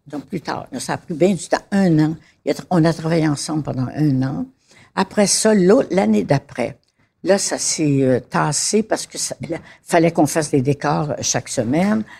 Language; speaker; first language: French; native; French